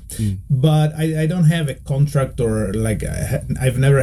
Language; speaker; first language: English; non-native, fluent; Italian